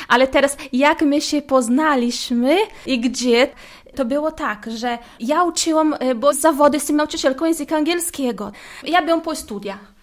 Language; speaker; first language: Polish; non-native, fluent; Portuguese